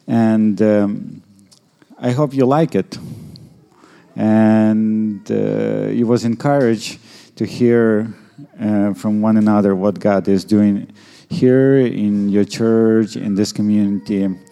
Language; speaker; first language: English; non-native, fluent; Ukrainian